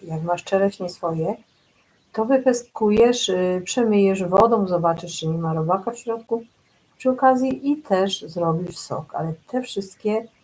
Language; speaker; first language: Polish; native; Polish